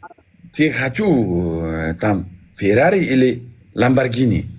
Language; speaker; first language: Russian; non-native, learner; Uzbek